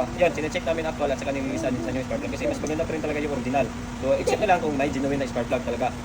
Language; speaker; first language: Filipino; non-native, local second language; Cebuano